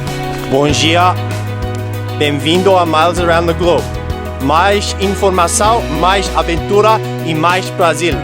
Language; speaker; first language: Portuguese; non-native, learner; English